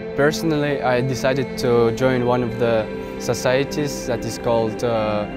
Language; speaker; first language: English; non-native, fluent; Kazakh